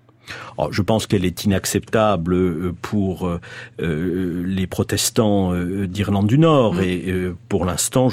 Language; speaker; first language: French; native; French